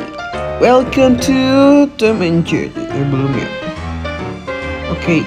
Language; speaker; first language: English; non-native, learner; Indonesian